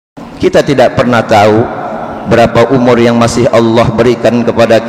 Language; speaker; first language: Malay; non-native, local second language; Banjar